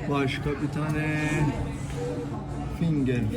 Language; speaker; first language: Turkish; non-native, learner; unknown